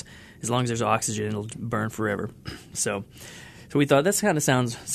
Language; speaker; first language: English; native; English